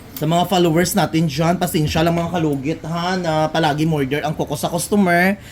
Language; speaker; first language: Filipino; non-native, local second language; Cebuano